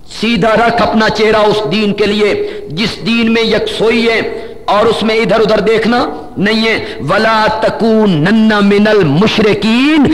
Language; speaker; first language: Urdu; non-native, local second language; Punjabi